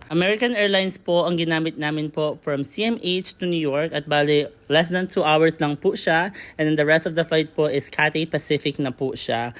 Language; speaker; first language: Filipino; native; Filipino